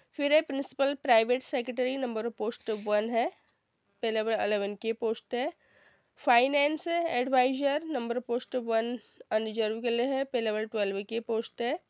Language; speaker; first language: Hindi; native; Hindi